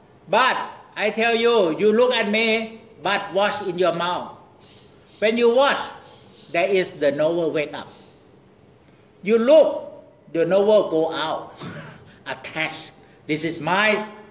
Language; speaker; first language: English; non-native, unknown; Thai